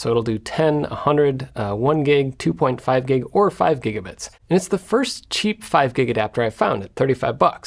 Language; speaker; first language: English; native; English